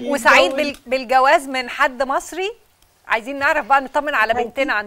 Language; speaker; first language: Arabic; native; Arabic